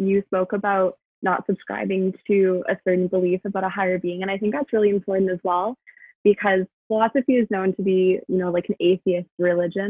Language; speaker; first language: English; native; English